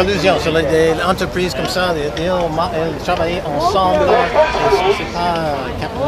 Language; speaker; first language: French; non-native, learner; English